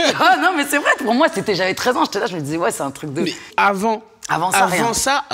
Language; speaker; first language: French; native; French